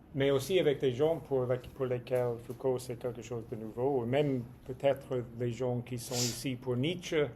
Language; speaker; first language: French; non-native, fluent; English